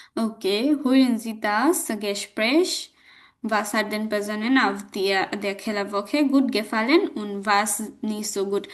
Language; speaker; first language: German; non-native, fluent; Bangla